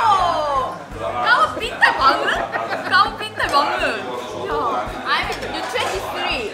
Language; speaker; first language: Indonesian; non-native, learner; Korean